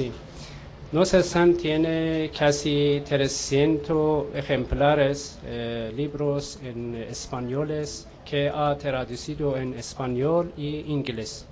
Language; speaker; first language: Spanish; non-native, learner; Persian